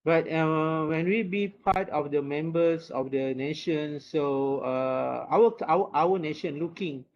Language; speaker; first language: English; non-native, local second language; Malay